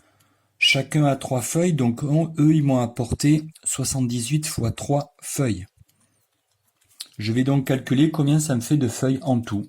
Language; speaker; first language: French; native; French